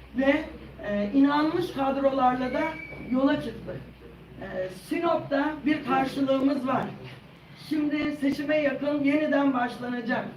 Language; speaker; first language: Turkish; native; Turkish